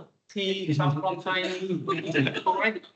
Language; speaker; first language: English; non-native, learner; Vietnamese